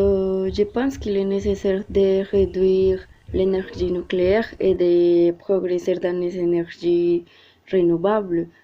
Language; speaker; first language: French; non-native, learner; Spanish